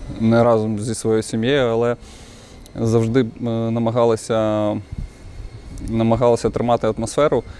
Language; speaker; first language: Ukrainian; non-native, local second language; Russian